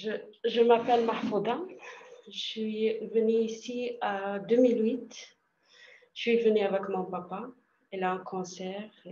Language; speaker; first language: French; non-native, learner; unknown